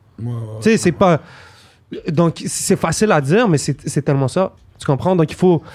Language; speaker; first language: French; native; French